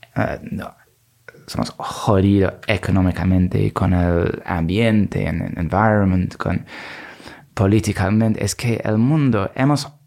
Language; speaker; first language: Spanish; non-native, fluent; English